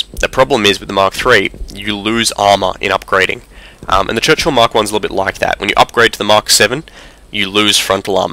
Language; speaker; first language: English; native; English